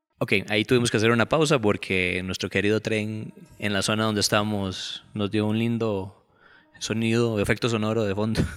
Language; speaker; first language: Spanish; native; Spanish